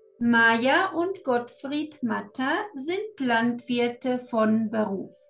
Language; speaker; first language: German; non-native, fluent; Spanish